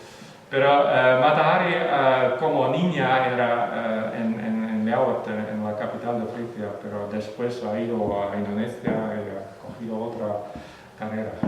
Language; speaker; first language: Spanish; non-native, fluent; Western Frisian